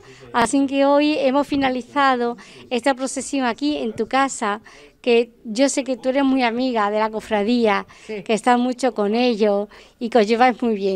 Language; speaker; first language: Spanish; native; Spanish